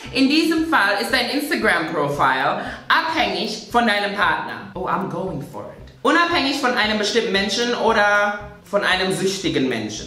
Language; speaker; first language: German; native; German